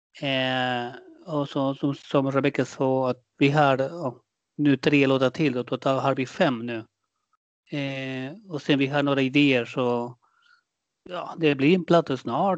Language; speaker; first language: Swedish; non-native, fluent; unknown